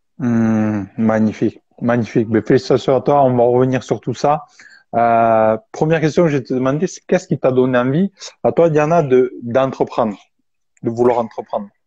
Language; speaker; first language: French; native; French